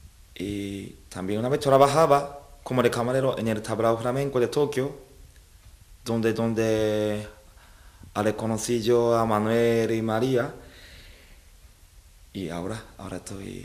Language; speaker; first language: Spanish; non-native, fluent; Japanese